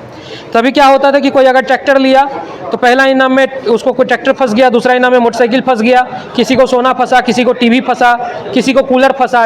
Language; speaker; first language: Hindi; native; Hindi